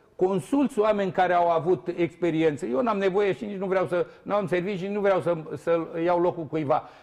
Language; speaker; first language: Romanian; native; Romanian